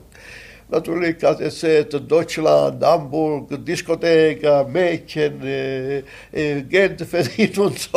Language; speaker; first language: German; non-native, fluent; Italian